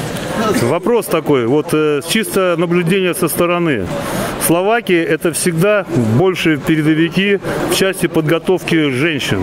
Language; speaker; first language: Russian; native; Russian